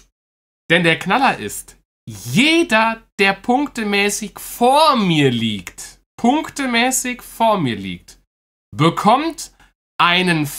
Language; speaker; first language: German; native; German